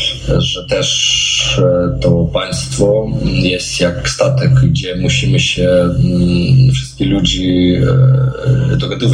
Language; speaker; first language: Polish; non-native, fluent; Russian